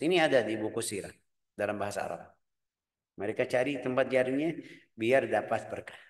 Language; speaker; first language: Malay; non-native, fluent; Arabic